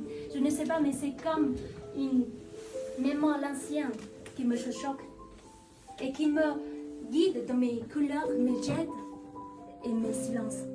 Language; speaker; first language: French; non-native, fluent; Vietnamese